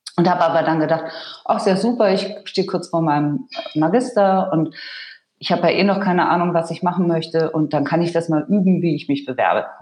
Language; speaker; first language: German; native; German